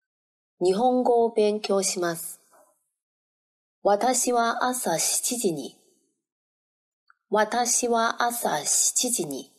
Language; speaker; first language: Japanese; non-native, learner; Chinese